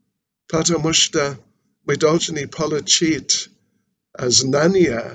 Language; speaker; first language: Russian; non-native, learner; English